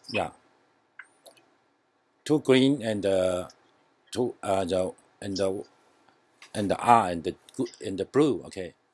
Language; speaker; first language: English; non-native, learner; Chinese